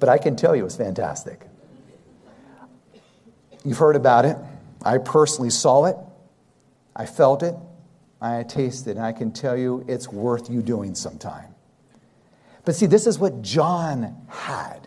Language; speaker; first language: English; native; English